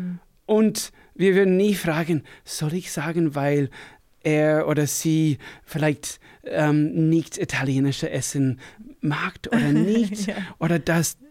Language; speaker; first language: German; non-native, fluent; English